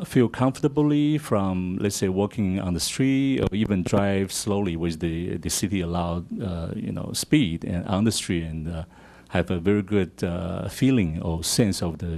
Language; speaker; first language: English; non-native, fluent; Chinese